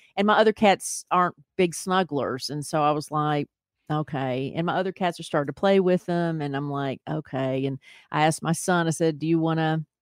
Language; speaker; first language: English; native; English